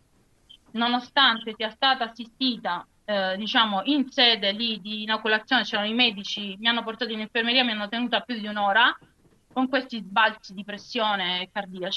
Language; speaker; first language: Italian; native; Italian